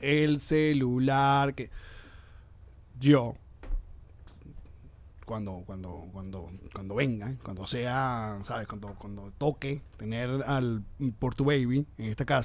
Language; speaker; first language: Spanish; native; Spanish